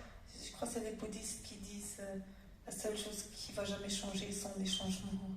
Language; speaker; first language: French; non-native, fluent; German